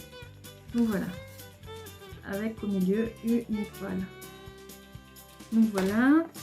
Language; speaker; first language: French; native; French